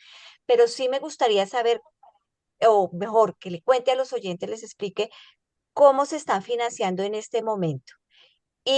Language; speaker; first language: Spanish; native; Spanish